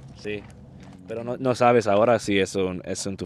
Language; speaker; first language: Spanish; non-native, learner; English